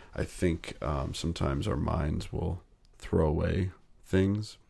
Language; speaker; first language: English; native; English